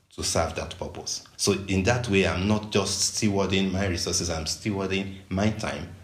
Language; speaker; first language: English; non-native, local second language; Yoruba